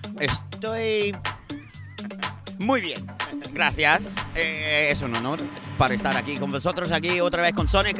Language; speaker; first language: Spanish; non-native, fluent; English